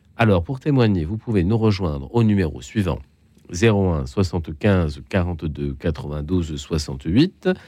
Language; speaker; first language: French; native; French